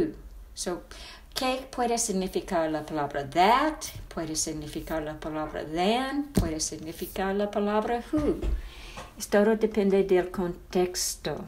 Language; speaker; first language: Spanish; non-native, fluent; English